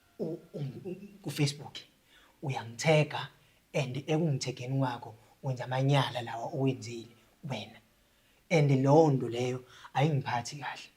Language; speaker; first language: Zulu; native; Zulu